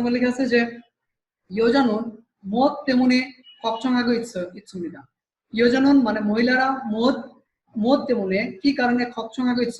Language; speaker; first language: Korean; non-native, fluent; Bangla